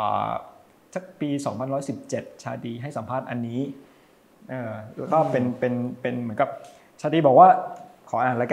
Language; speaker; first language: Thai; native; Thai